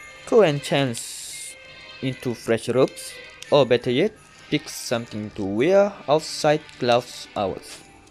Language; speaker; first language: English; non-native, local second language; Malay